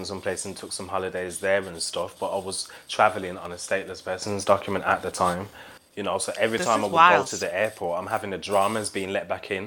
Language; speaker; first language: English; native; English